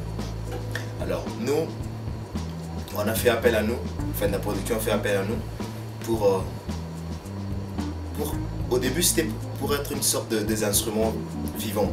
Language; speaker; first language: French; non-native, local second language; Lingala